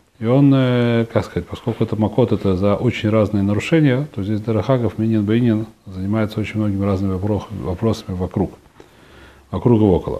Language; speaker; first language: Russian; early bilingual, heritage; Russian